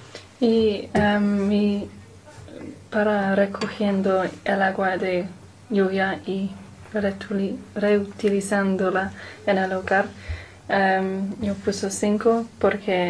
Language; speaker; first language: Spanish; non-native, learner; English